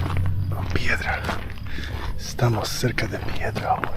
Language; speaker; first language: Spanish; non-native, learner; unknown